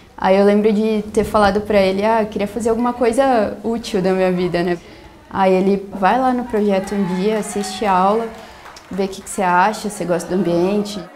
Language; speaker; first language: Portuguese; native; Portuguese